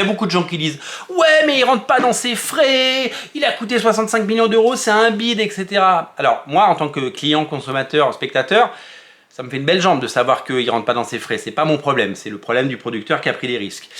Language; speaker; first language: French; native; French